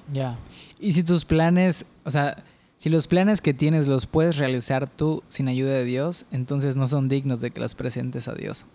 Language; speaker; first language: Spanish; native; Spanish